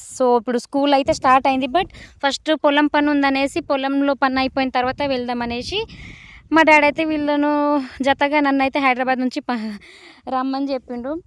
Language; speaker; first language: Telugu; non-native, local second language; Lambadi